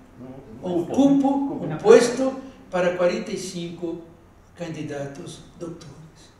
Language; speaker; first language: Spanish; non-native, fluent; Portuguese